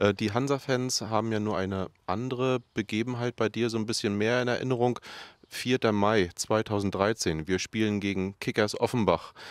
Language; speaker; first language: German; native; German